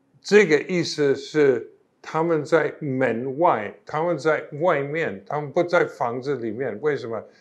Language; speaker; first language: Chinese; non-native, fluent; English